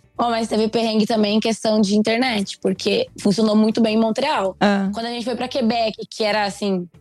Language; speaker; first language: Portuguese; native; Portuguese